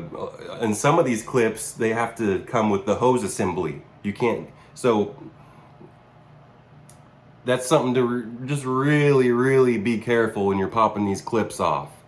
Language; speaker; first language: English; native; English